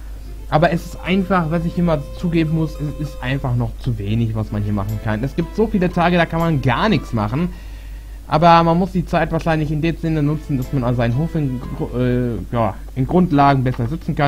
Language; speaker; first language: German; native; German